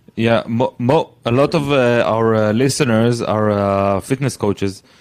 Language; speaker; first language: English; non-native, fluent; Hebrew